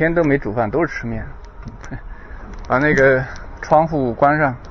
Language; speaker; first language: Chinese; native; Chinese